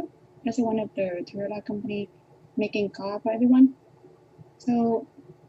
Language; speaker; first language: English; non-native, learner; Vietnamese